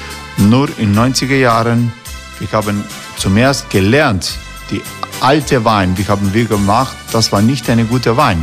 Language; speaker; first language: German; non-native, learner; Croatian